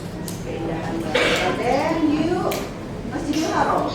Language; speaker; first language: English; non-native, local second language; Indonesian